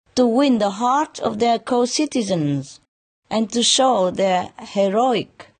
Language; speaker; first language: English; non-native, fluent; Vietnamese